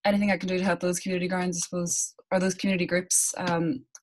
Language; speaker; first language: English; native; English